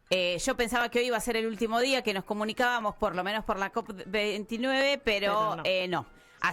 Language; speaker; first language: Spanish; native; Spanish